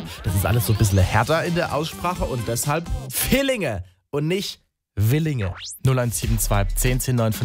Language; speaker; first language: German; native; German